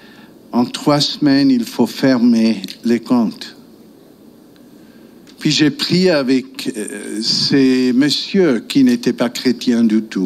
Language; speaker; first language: French; non-native, local second language; German